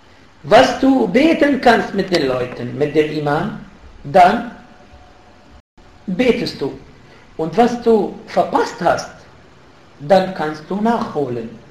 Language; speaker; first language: German; non-native, fluent; Arabic